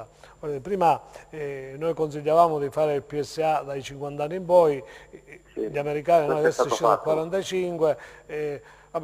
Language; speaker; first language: Italian; native; Italian